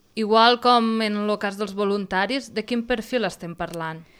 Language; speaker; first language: Catalan; native; Catalan